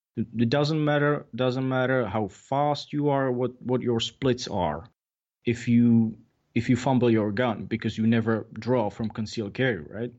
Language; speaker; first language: English; non-native, fluent; Czech